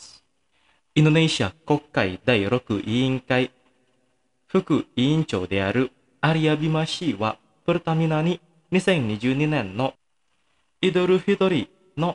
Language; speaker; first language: Japanese; non-native, fluent; Indonesian